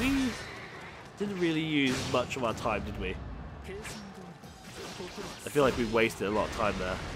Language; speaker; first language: English; native; English